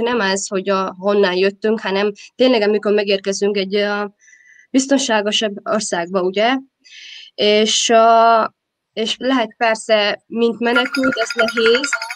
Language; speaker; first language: Hungarian; non-native, fluent; Somali